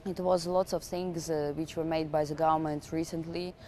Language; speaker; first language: English; non-native, fluent; Russian